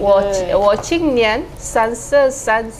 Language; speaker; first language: Chinese; non-native, learner; Malay